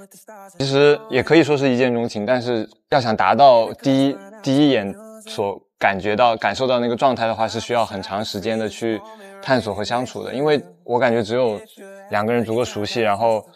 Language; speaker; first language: Chinese; native; Chinese